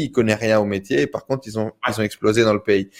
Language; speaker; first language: French; native; French